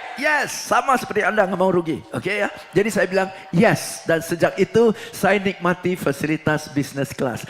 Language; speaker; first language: Indonesian; non-native, fluent; English